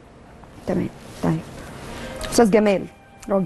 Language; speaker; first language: Arabic; native; Arabic